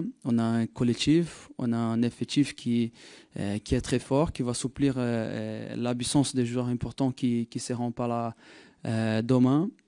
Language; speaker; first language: French; non-native, fluent; Portuguese